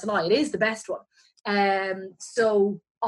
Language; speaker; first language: English; native; English